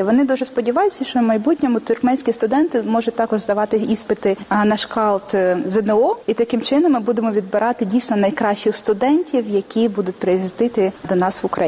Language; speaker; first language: Ukrainian; native; Ukrainian